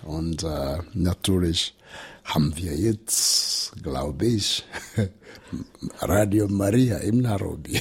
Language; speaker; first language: German; non-native, learner; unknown